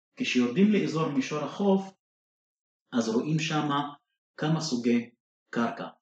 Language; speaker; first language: Hebrew; non-native, local second language; Arabic